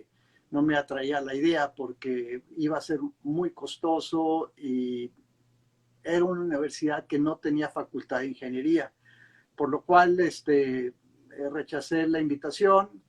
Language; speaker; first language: Spanish; native; Spanish